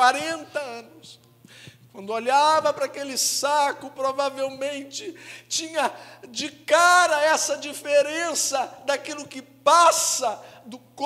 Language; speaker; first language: Portuguese; native; Portuguese